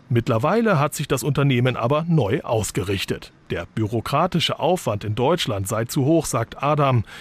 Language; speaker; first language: German; native; German